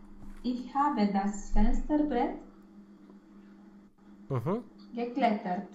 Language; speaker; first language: German; non-native, learner; Romanian